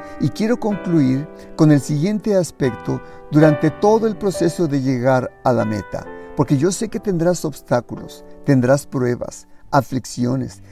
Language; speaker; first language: Spanish; native; Spanish